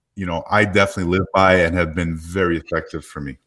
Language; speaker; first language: English; native; English